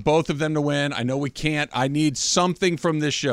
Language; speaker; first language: English; native; English